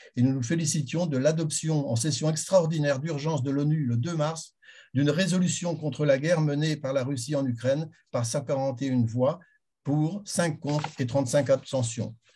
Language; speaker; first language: French; native; French